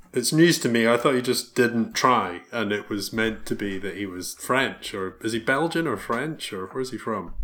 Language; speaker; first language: English; native; English